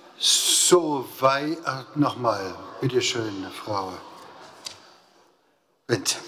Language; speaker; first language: German; native; German